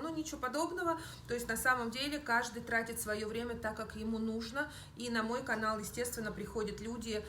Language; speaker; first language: Russian; native; Russian